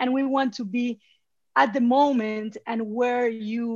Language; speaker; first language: English; non-native, fluent; Spanish